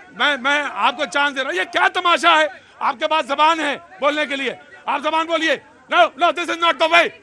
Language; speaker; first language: Hindi; native; Hindi